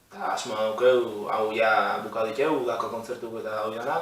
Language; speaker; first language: Basque; native; Basque